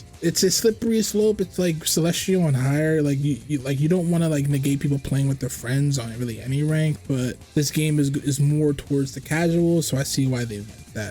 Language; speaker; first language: English; native; English